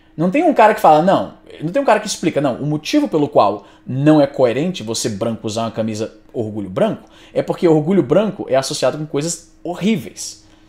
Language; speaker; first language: Portuguese; native; Portuguese